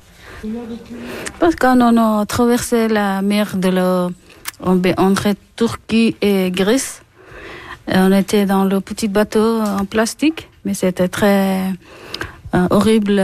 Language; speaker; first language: French; non-native, learner; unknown